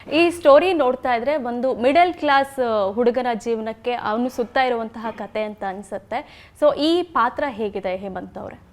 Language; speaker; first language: Kannada; native; Kannada